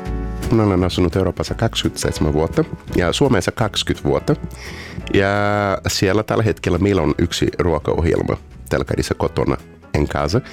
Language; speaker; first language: Finnish; non-native, fluent; Portuguese